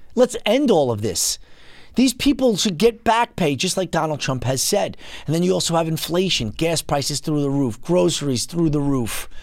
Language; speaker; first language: English; native; English